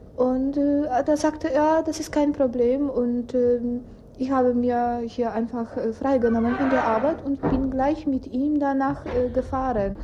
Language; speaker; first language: German; non-native, fluent; Polish